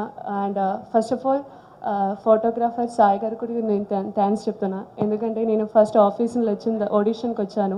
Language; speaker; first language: Telugu; non-native, learner; Malayalam